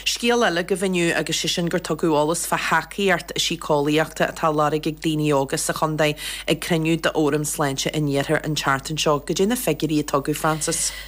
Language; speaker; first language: Irish; native; Irish